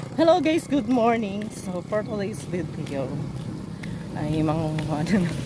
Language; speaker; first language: Filipino; native; Filipino